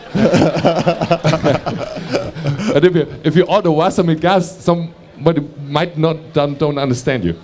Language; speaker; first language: English; non-native, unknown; German